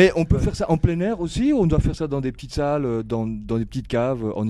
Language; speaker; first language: French; native; French